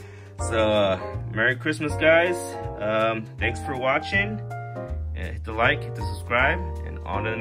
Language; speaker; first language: English; native; English